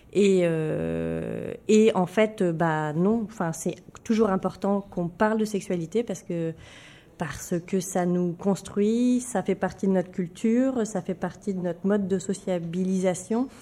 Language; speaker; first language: French; native; French